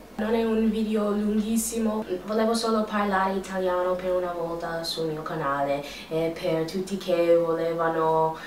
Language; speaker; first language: Italian; non-native, fluent; English